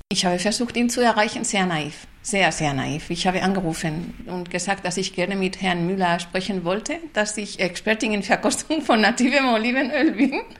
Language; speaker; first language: German; non-native, fluent; Spanish